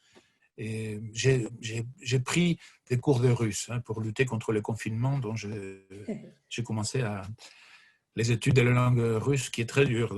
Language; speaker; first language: French; non-native, fluent; Spanish